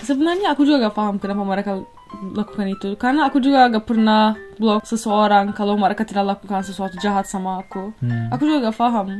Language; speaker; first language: Indonesian; non-native, fluent; Turkish